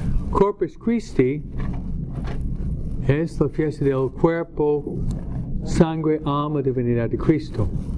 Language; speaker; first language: Spanish; non-native, fluent; English